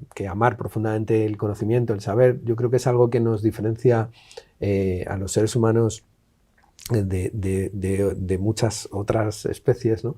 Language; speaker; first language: Spanish; native; Spanish